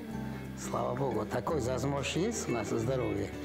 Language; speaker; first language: Russian; non-native, learner; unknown